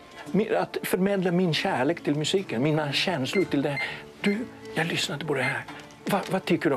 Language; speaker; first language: Swedish; non-native, fluent; Greek